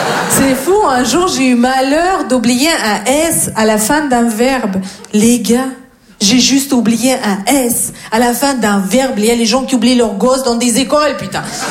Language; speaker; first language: French; non-native, fluent; Russian